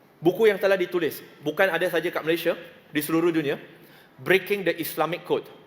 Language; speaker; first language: Malay; non-native, local second language; Chinese